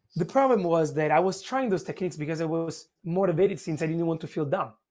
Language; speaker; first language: English; non-native, fluent; Italian